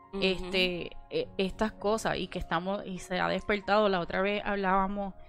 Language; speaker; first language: Spanish; native; Spanish